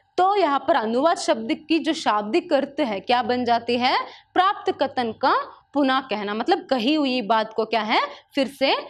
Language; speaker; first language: Hindi; non-native, local second language; Kannada